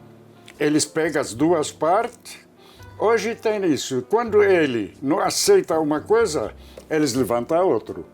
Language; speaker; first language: Portuguese; non-native, fluent; Arabic